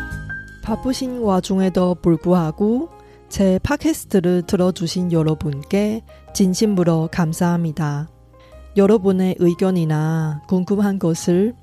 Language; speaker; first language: Korean; non-native, fluent; Chinese